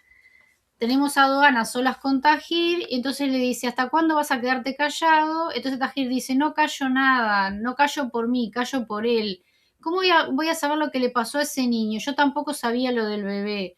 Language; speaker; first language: Spanish; native; Spanish